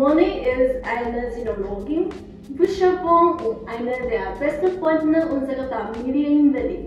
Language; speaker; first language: German; non-native, learner; Chinese